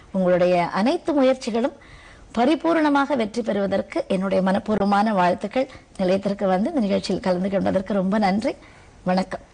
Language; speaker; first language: Tamil; native; Tamil